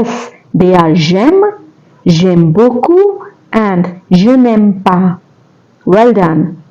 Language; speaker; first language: French; non-native, fluent; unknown